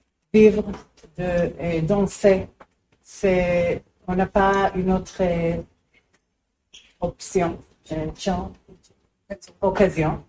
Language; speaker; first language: French; non-native, learner; Hebrew